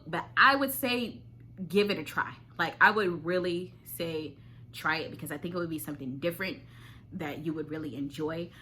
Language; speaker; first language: English; native; English